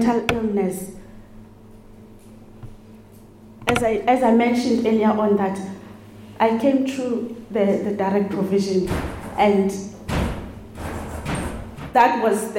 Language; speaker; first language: English; non-native, local second language; Xhosa